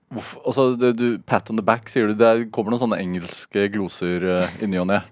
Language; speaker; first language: Norwegian; native; Norwegian